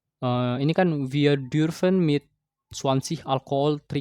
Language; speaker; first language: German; non-native, fluent; Indonesian